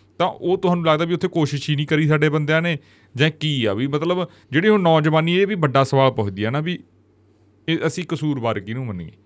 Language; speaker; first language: Punjabi; native; Punjabi